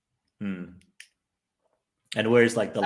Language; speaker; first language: English; native; English